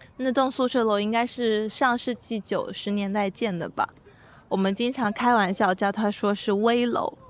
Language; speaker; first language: Chinese; native; Chinese